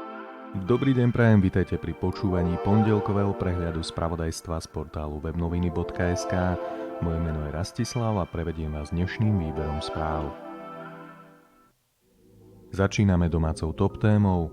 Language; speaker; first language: Slovak; native; Slovak